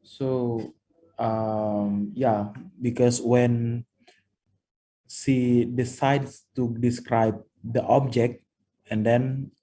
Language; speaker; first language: English; non-native, fluent; Indonesian